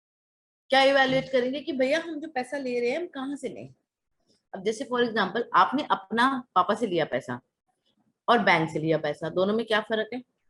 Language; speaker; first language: Hindi; native; Hindi